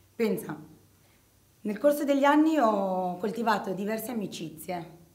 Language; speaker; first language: Italian; early bilingual, other home language; Arabic